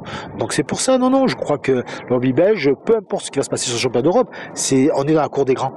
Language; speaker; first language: French; native; French